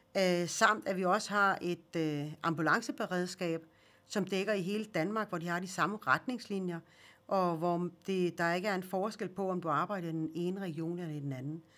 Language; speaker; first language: Danish; early bilingual, other home language; Swedish